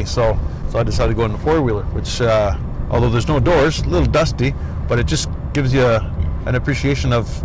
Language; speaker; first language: English; non-native, local second language; French